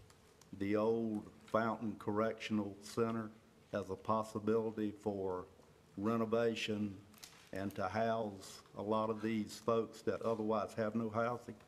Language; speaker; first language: English; native; English